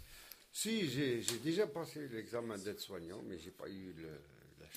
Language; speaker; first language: French; non-native, learner; Arabic